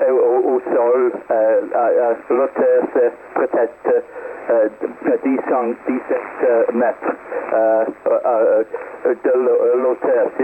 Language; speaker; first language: French; non-native, learner; English